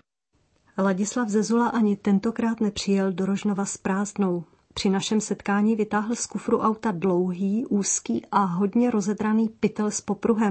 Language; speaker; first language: Czech; native; Czech